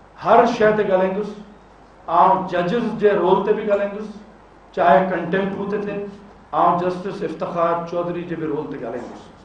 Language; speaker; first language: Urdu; non-native, local second language; Sindhi